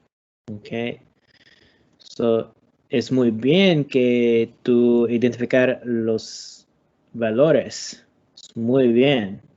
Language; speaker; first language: Spanish; non-native, learner; English